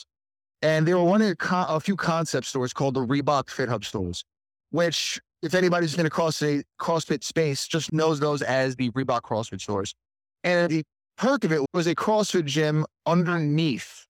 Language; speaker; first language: English; native; English